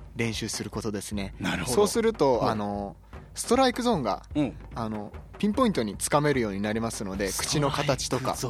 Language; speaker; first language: Japanese; native; Japanese